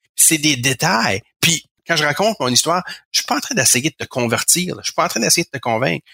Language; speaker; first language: French; native; French